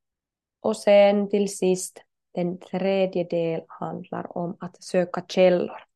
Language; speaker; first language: Swedish; non-native, learner; Finnish